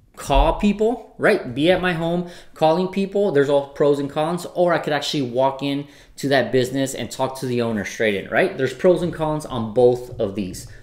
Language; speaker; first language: English; native; English